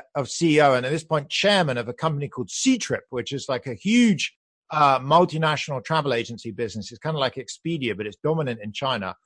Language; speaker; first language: English; native; English